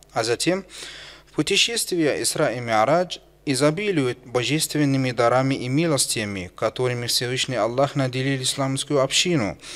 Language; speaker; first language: Russian; non-native, fluent; Arabic